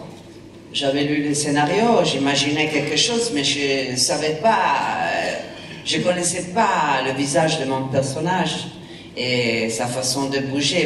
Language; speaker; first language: French; non-native, fluent; Italian